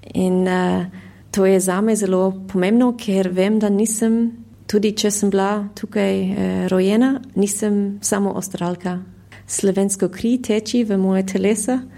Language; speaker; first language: Slovenian; early bilingual, heritage; Slovenian